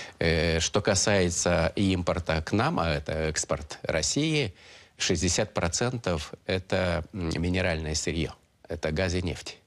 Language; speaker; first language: Russian; non-native, local second language; Romanian